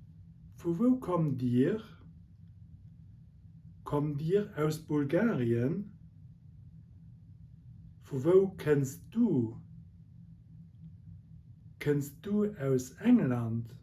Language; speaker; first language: German; non-native, local second language; Luxembourgish